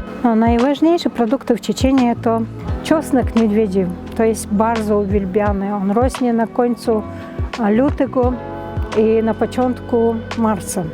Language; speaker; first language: Polish; non-native, fluent; Chechen